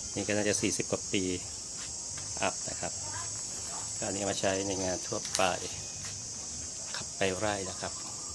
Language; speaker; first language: Thai; native; Thai